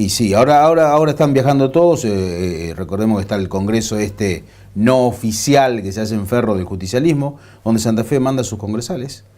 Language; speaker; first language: Spanish; native; Spanish